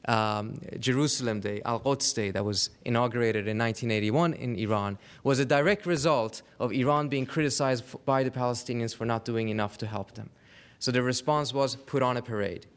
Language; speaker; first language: English; non-native, fluent; Persian